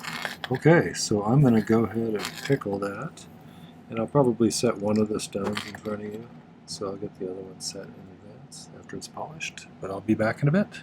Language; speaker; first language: English; native; English